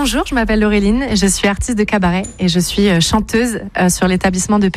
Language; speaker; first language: French; native; French